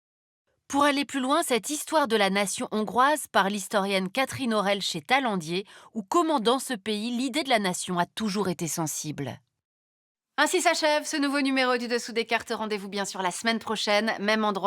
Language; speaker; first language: French; native; French